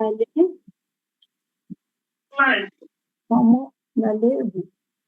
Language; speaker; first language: French; non-native, fluent; Bangla